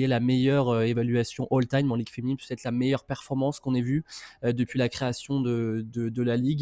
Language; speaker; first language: French; native; French